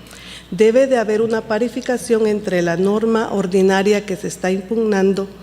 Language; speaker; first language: Spanish; native; Spanish